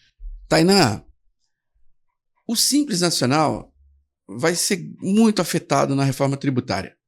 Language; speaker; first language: Portuguese; native; Portuguese